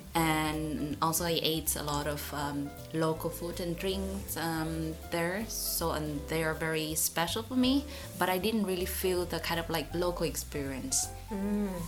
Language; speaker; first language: English; non-native, fluent; Vietnamese